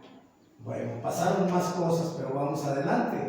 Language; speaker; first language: Spanish; native; Spanish